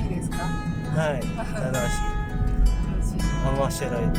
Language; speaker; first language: Japanese; non-native, learner; Filipino